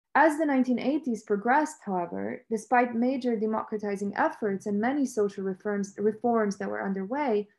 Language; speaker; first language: English; non-native, fluent; Romanian